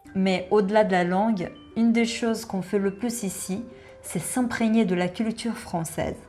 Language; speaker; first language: French; non-native, fluent; Portuguese